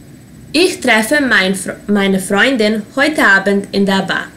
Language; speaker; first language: German; non-native, fluent; Serbian